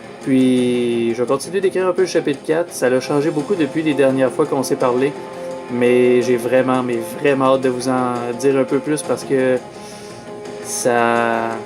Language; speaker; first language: French; native; French